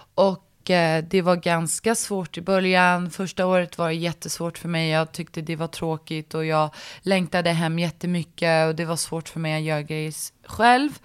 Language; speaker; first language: Swedish; early bilingual, other home language; English